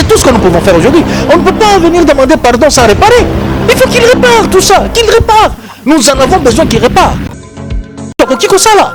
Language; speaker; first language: French; non-native, local second language; Lingala